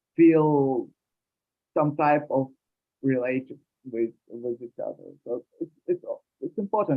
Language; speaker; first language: English; non-native, learner; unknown